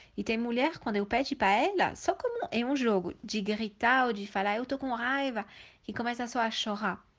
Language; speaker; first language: Portuguese; early bilingual, heritage; Portuguese